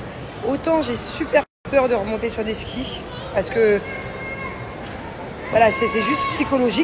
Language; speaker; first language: French; native; French